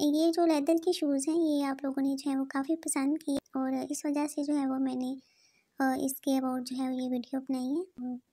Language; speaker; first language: Urdu; native; Urdu